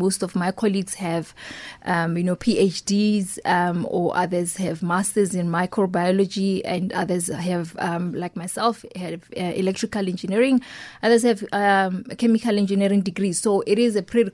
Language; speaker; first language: English; non-native, local second language; Northern Sotho